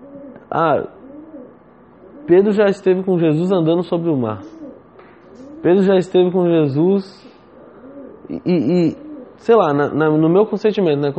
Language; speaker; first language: Portuguese; native; Portuguese